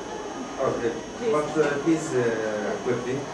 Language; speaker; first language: English; non-native, fluent; Arabic